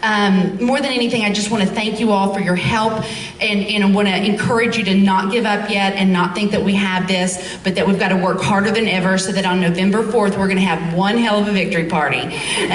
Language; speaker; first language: English; native; English